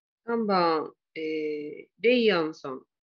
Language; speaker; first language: Japanese; non-native, fluent; Vietnamese